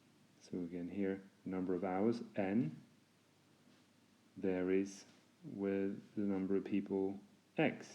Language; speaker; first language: English; non-native, fluent; Norwegian